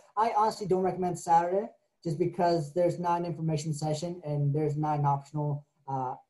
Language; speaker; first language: English; native; English